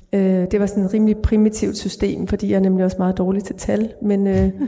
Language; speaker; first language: Danish; native; Danish